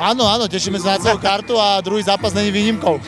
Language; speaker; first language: Slovak; native; Slovak